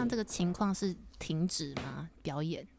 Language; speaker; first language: Chinese; native; Chinese